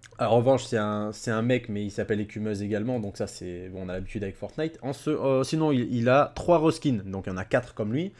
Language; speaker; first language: French; native; French